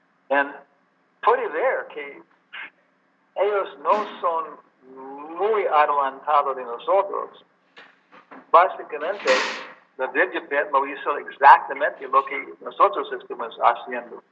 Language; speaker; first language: Spanish; non-native, learner; English